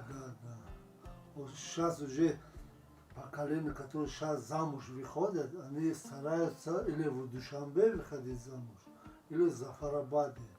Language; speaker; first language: Russian; non-native, local second language; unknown